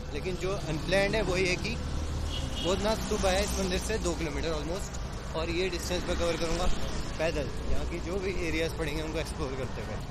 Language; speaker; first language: Hindi; native; Hindi